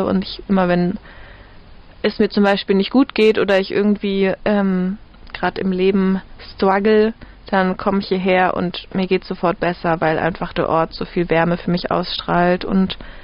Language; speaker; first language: German; native; German